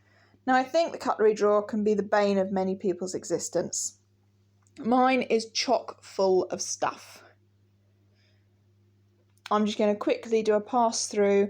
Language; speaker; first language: English; native; English